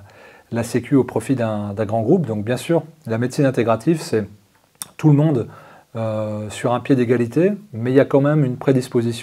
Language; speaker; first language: French; native; French